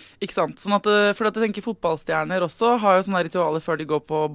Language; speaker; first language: Norwegian; native; Norwegian